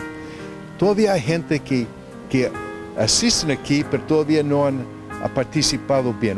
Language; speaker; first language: Spanish; non-native, fluent; English